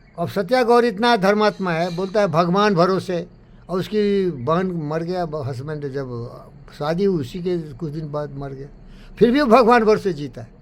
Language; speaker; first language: Hindi; native; Hindi